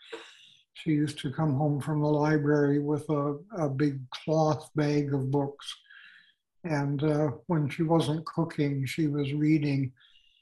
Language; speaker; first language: English; native; English